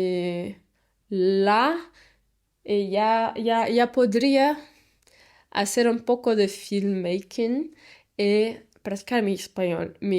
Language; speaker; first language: Spanish; non-native, learner; Portuguese